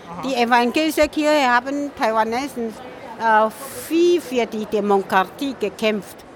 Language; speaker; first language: German; non-native, learner; Min Nan Chinese